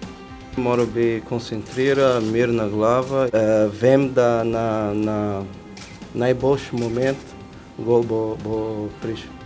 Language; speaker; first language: Slovenian; non-native, learner; Portuguese